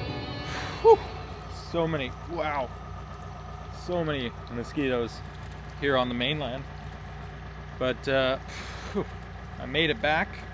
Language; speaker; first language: English; native; English